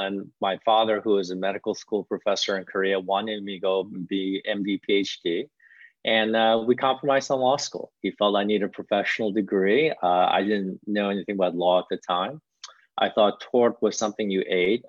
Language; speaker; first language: English; early bilingual, other home language; Korean